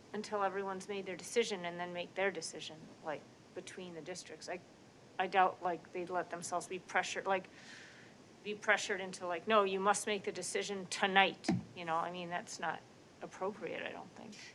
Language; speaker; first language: English; native; English